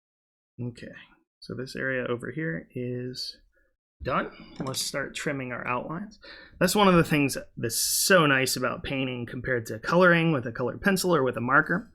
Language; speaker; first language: English; native; English